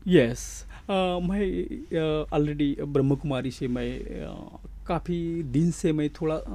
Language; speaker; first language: Hindi; non-native, local second language; Marathi